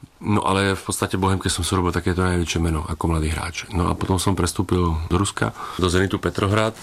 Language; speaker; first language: Slovak; native; Slovak